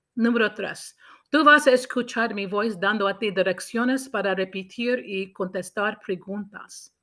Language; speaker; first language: Spanish; non-native, learner; English